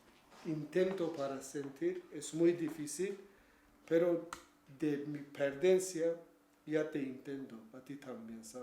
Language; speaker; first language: Spanish; non-native, learner; Kurdish